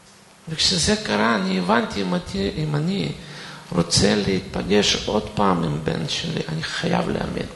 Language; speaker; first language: Hebrew; non-native, fluent; Russian